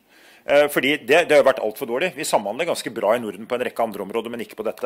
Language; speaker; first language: Norwegian; native; Norwegian